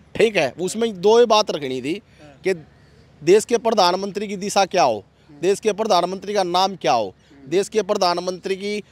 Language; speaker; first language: Hindi; native; Hindi